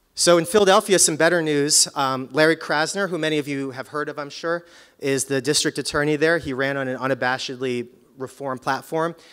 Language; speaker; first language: English; native; English